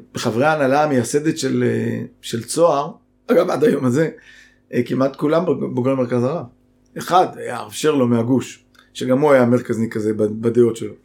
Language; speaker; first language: Hebrew; native; Hebrew